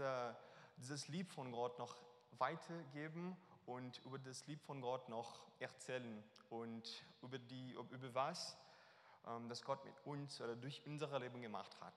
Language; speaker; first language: German; non-native, learner; Portuguese